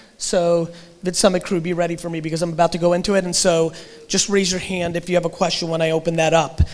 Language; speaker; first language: English; early bilingual, other home language; Russian